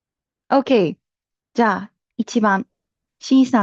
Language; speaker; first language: Japanese; non-native, fluent; Filipino